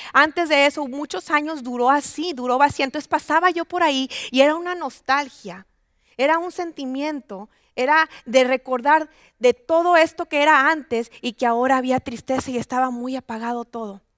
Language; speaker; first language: Spanish; native; Spanish